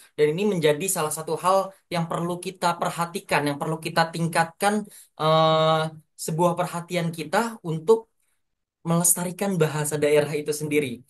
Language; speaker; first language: Indonesian; native; Indonesian